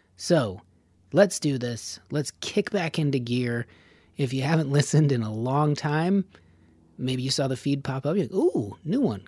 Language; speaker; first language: English; native; English